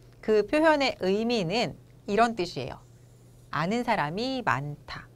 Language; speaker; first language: Korean; native; Korean